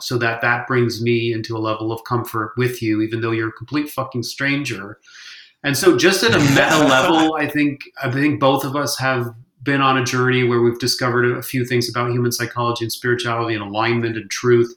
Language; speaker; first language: English; native; English